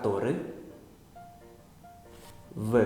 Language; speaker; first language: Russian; non-native, fluent; Indonesian